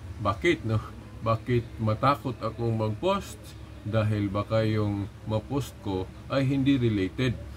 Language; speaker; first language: Filipino; non-native, local second language; Cebuano